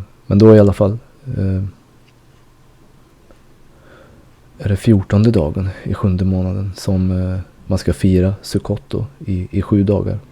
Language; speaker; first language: Swedish; native; Swedish